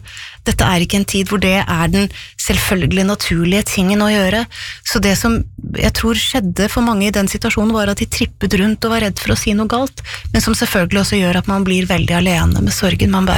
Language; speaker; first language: Norwegian; native; Norwegian